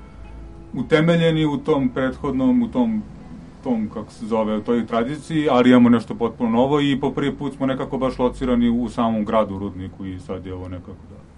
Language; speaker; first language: Serbian; native; Serbian